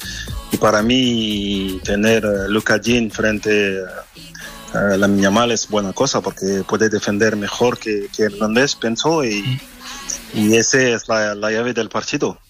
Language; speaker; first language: Spanish; non-native, fluent; French